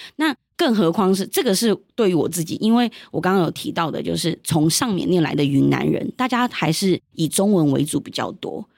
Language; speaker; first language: Chinese; early bilingual, heritage; Chinese